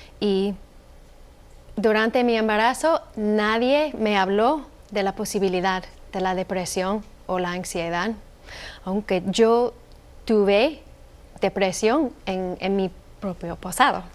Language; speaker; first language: Spanish; non-native, fluent; English